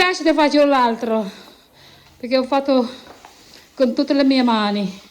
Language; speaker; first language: Italian; non-native, learner; Filipino